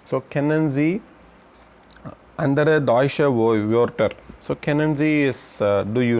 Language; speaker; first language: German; non-native, learner; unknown